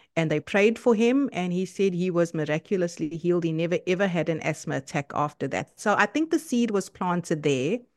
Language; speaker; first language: English; native; English